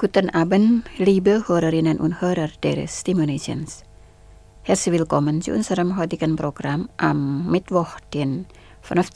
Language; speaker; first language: German; non-native, fluent; Indonesian